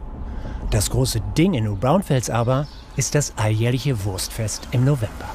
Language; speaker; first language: German; native; German